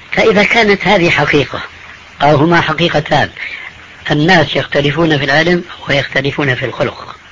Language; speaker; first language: Arabic; early bilingual, other home language; Albanian